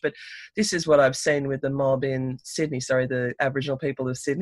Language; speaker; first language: English; native; English